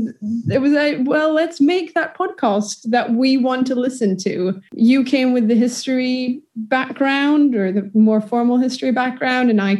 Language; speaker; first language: English; non-native, fluent; Swedish